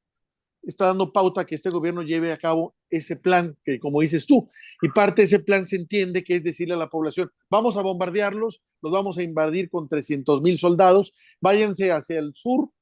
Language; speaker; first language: Spanish; native; Spanish